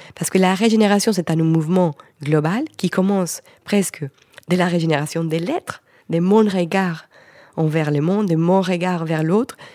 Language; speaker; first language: French; non-native, fluent; Spanish